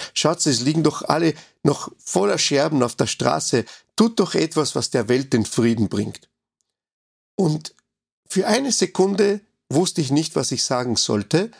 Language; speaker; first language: German; non-native, fluent; Spanish